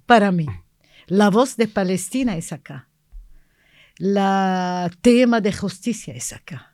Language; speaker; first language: Spanish; non-native, learner; Arabic